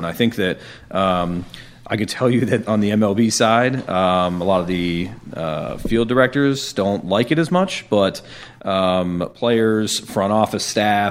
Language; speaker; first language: English; native; English